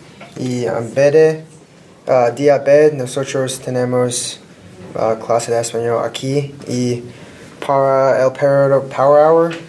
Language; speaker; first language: Spanish; non-native, learner; English